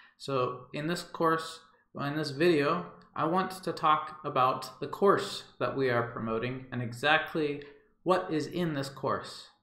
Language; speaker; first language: English; native; English